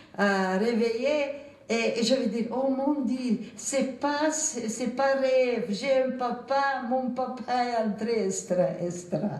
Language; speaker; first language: French; non-native, fluent; Macedonian